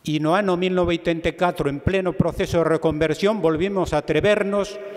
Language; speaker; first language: Spanish; non-native, local second language; Galician